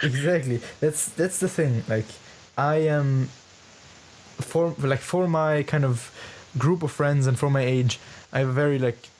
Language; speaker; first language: English; non-native, fluent; German